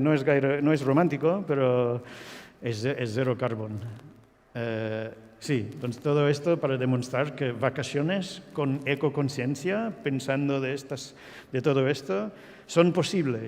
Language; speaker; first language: Spanish; non-native, fluent; English